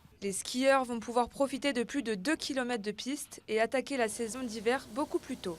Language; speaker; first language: French; native; French